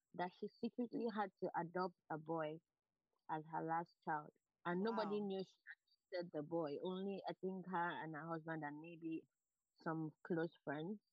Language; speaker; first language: English; non-native, local second language; Igbo